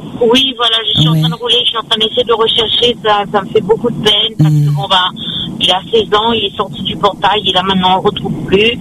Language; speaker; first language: French; native; French